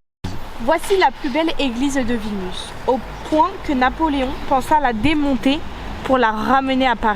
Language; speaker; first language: French; native; French